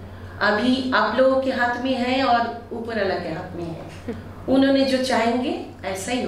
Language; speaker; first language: Hindi; non-native, local second language; Bangla